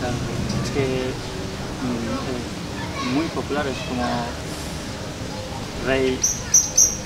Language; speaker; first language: Spanish; non-native, learner; Uzbek